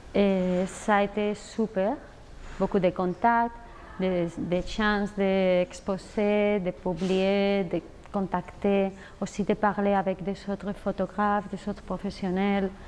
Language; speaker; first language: French; non-native, fluent; Spanish